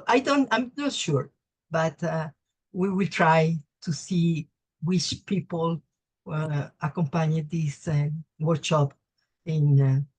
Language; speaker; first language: English; non-native, learner; Spanish